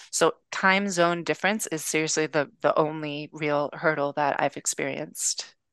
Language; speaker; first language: English; native; English